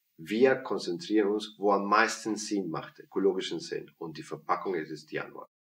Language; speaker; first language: German; non-native, fluent; Spanish